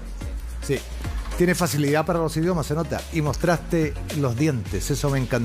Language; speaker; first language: Spanish; native; Spanish